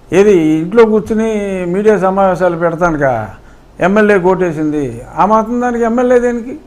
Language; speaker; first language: Telugu; native; Telugu